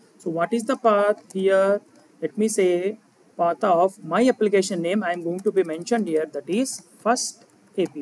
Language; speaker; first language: English; non-native, local second language; Telugu